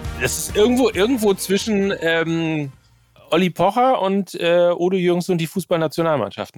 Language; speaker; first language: German; native; German